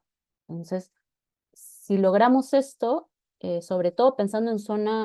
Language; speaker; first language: Spanish; native; Spanish